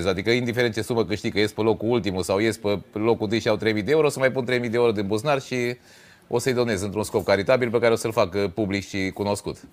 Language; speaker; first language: Romanian; native; Romanian